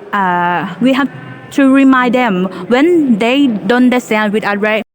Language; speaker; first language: English; non-native, learner; Thai